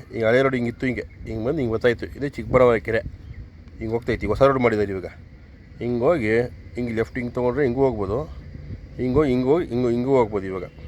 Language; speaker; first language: Kannada; native; Kannada